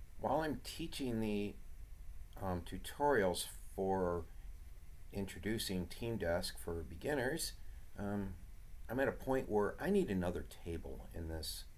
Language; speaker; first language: English; native; English